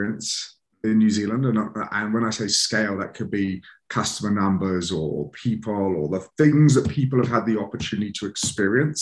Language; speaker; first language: English; native; English